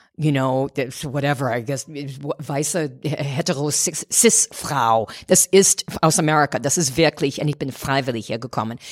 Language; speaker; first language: German; non-native, fluent; English